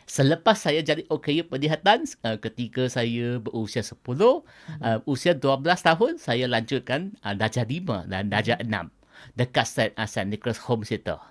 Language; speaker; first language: Malay; non-native, local second language; Chinese